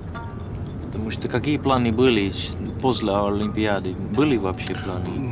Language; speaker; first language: Russian; non-native, learner; Dutch